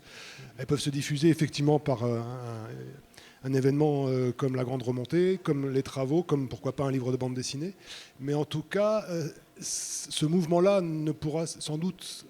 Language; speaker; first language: French; native; French